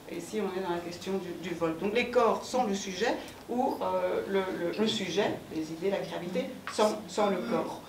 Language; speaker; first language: French; native; French